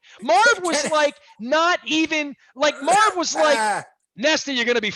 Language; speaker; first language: English; native; English